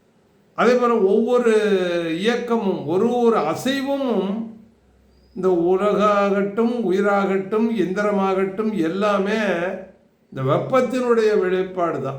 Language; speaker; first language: Tamil; native; Tamil